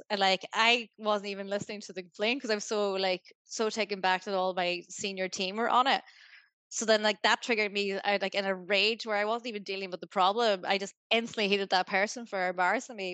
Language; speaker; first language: English; native; English